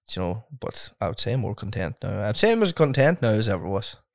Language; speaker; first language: English; native; English